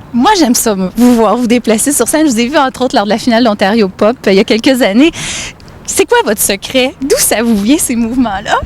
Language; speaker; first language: French; native; French